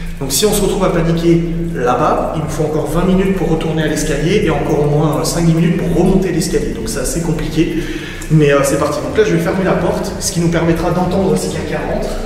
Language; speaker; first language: French; native; French